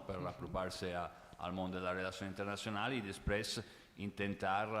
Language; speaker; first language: Catalan; non-native, fluent; Italian